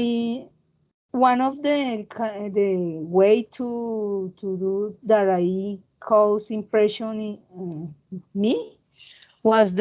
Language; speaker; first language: English; non-native, learner; Spanish